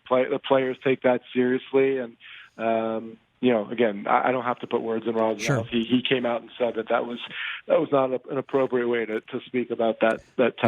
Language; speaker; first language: English; native; English